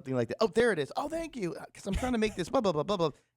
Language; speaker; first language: English; native; English